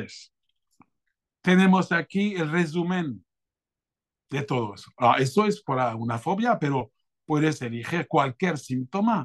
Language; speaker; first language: Spanish; non-native, fluent; French